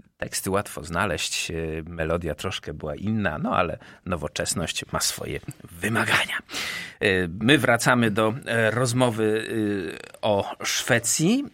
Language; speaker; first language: Polish; native; Polish